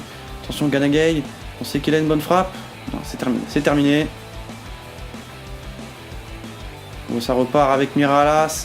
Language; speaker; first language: French; native; French